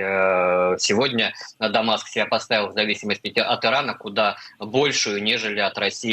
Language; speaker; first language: Russian; native; Russian